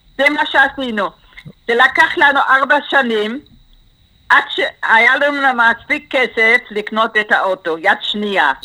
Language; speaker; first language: Hebrew; non-native, fluent; German